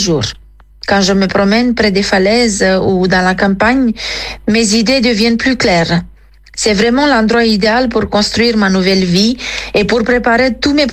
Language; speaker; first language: French; non-native, fluent; Romanian